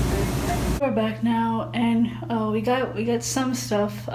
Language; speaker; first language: English; native; English